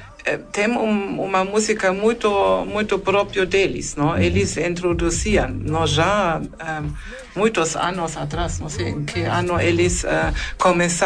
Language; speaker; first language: Portuguese; non-native, fluent; German